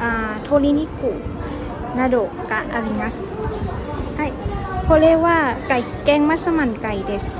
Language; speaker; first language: Japanese; non-native, learner; Thai